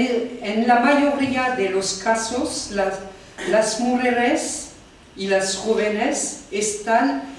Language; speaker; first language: Spanish; non-native, fluent; French